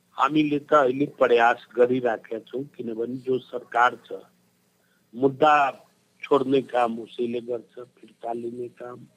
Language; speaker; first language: Nepali; non-native, local second language; Bhojpuri